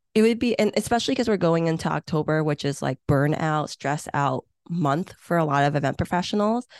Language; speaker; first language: English; early bilingual, other home language; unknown